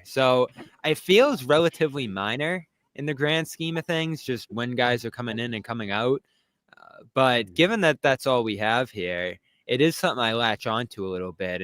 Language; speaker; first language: English; native; English